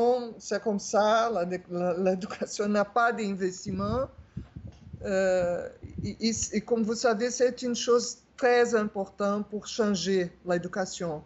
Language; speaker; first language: French; non-native, fluent; Portuguese